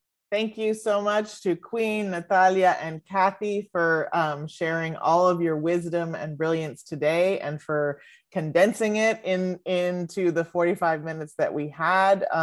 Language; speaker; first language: English; native; English